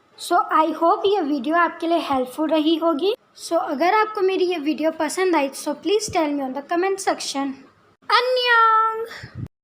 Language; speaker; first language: Hindi; native; Hindi